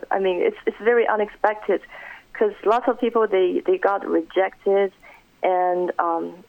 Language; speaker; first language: English; non-native, fluent; Chinese